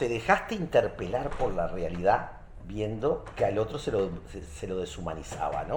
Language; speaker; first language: Spanish; native; Spanish